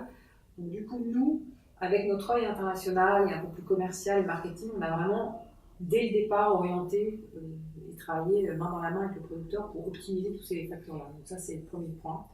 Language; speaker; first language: French; native; French